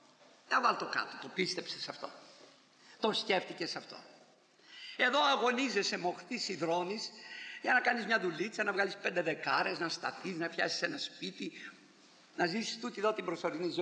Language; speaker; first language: Greek; native; Greek